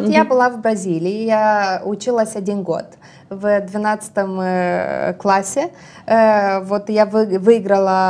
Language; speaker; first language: Russian; non-native, local second language; Romanian